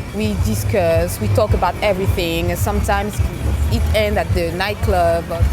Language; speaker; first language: English; non-native, learner; French